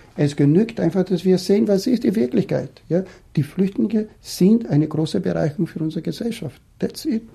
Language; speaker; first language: German; non-native, fluent; Portuguese